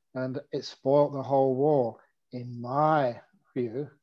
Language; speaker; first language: English; native; English